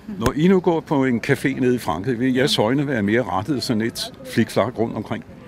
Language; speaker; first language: Danish; native; Danish